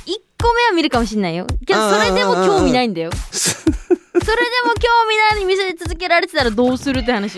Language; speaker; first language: Japanese; early bilingual, heritage; Japanese